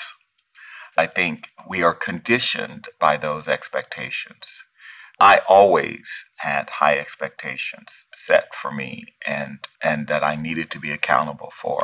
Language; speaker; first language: English; native; English